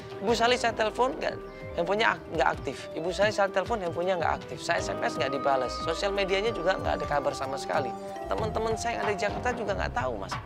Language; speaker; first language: Indonesian; native; Indonesian